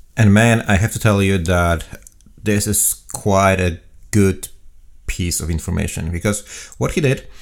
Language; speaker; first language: English; non-native, fluent; Polish